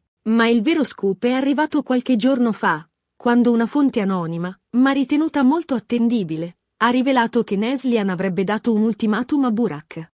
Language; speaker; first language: Italian; native; Italian